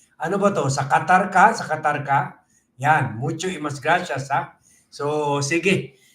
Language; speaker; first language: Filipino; native; Filipino